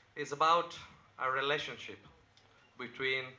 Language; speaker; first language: English; non-native, learner; Italian